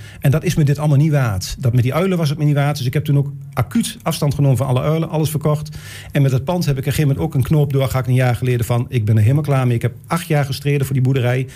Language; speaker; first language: Dutch; native; Dutch